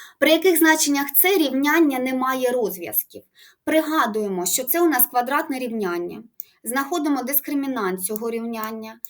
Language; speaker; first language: Ukrainian; native; Ukrainian